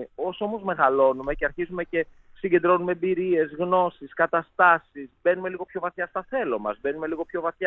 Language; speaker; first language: Greek; native; Greek